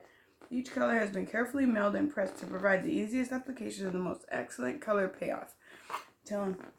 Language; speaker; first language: English; native; English